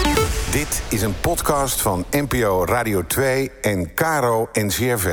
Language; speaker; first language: Dutch; native; Dutch